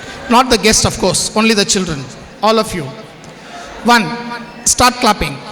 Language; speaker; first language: English; non-native, local second language; Tamil